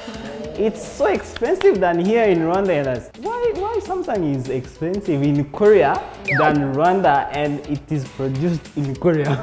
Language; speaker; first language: English; non-native, local second language; Kinyarwanda